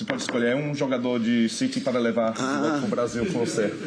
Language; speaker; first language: Portuguese; non-native, fluent; English